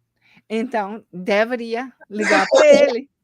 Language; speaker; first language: Portuguese; early bilingual, heritage; English